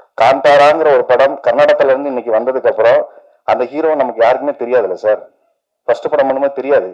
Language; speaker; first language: Tamil; native; Tamil